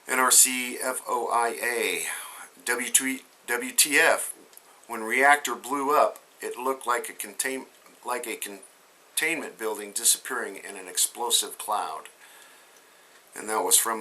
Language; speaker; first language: English; native; English